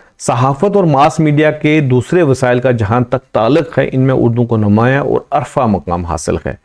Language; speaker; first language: Urdu; non-native, local second language; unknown